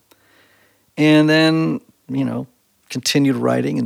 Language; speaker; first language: English; native; English